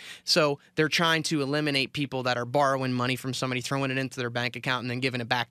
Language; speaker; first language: English; native; English